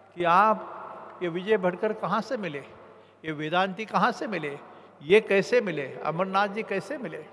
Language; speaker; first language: Hindi; non-native, local second language; Marathi